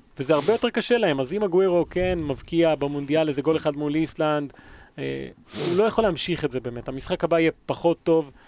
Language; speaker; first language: Hebrew; early bilingual, other home language; Spanish